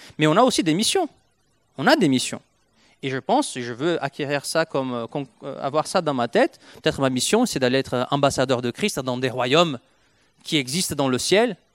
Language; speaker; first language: French; non-native, fluent; Portuguese